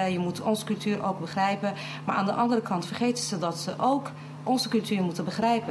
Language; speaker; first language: Dutch; early bilingual, other home language; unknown